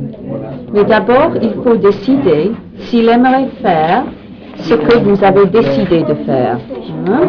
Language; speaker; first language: French; non-native, fluent; English